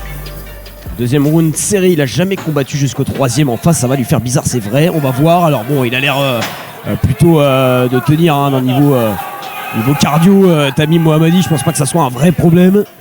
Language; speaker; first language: French; native; French